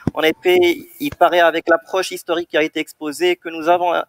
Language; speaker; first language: French; non-native, local second language; Arabic